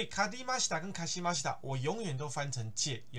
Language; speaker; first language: Chinese; native; Chinese